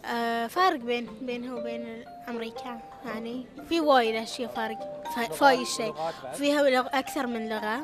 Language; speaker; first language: Arabic; native; Arabic